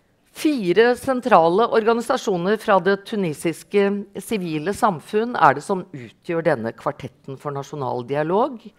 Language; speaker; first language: Norwegian; native; Norwegian